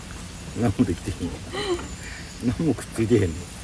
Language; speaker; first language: Japanese; native; Japanese